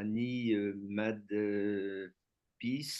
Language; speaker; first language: Hebrew; non-native, learner; French